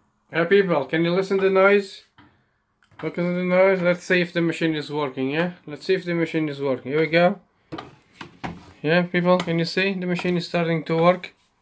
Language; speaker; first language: English; non-native, fluent; Portuguese